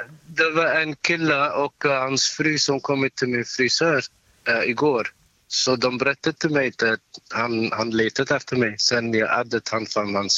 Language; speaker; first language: Swedish; non-native, fluent; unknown